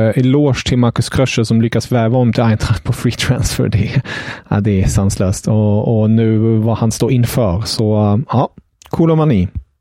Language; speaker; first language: Swedish; non-native, fluent; German